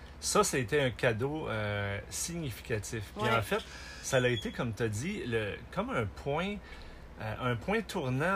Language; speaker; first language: French; native; French